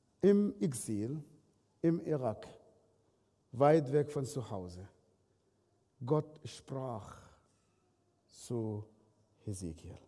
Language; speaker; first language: German; non-native, fluent; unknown